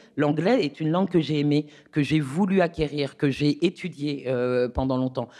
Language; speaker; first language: French; native; French